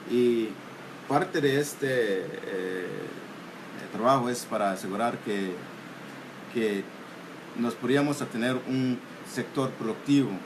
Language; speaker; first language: Spanish; non-native, local second language; English